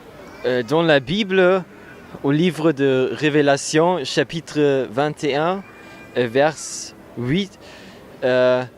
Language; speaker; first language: French; non-native, learner; German